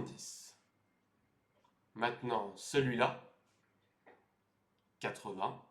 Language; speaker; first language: French; native; French